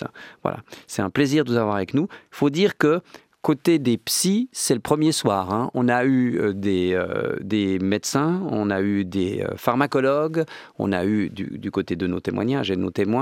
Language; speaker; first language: French; native; French